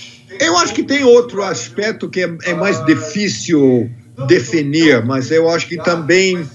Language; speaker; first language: Portuguese; non-native, fluent; English